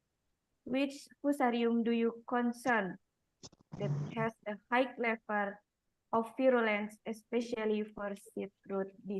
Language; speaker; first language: English; non-native, learner; Indonesian